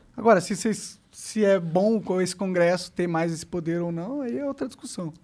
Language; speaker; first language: Portuguese; native; Portuguese